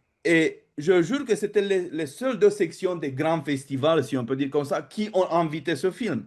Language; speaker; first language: French; non-native, fluent; Romanian